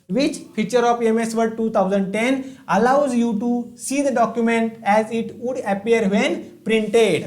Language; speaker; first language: English; non-native, local second language; Marathi